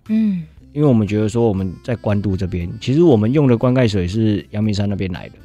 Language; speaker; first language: Chinese; native; Chinese